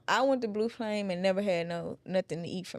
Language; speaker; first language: English; native; English